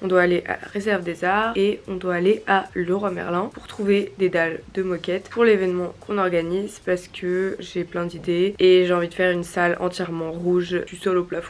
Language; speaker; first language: French; native; French